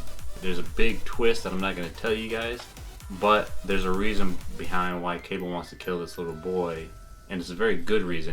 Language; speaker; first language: English; native; English